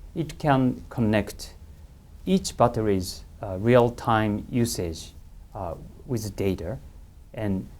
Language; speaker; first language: English; non-native, fluent; Japanese